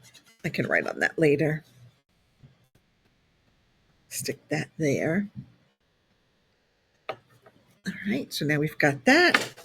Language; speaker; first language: English; native; English